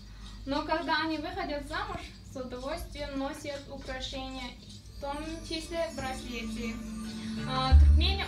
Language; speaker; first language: Russian; non-native, fluent; Turkmen